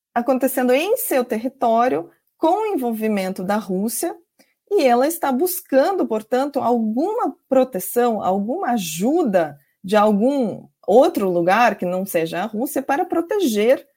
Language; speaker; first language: Portuguese; non-native, fluent; Ukrainian